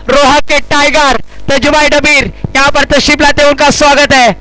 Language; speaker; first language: Hindi; non-native, local second language; Marathi